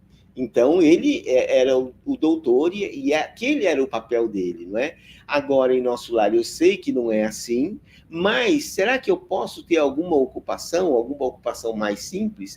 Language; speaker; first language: Portuguese; native; Portuguese